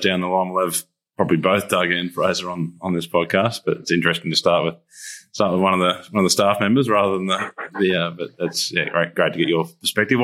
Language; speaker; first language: English; native; English